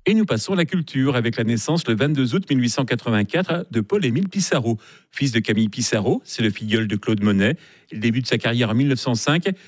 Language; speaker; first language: French; native; French